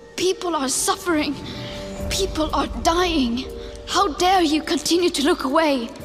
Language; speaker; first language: English; non-native, fluent; Norwegian